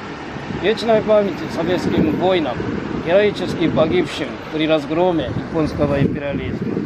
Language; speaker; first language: Russian; non-native, fluent; Korean